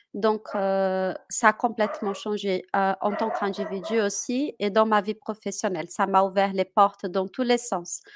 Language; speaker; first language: French; non-native, fluent; Portuguese